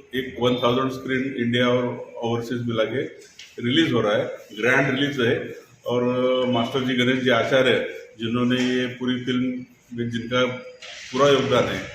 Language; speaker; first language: Hindi; non-native, local second language; Marathi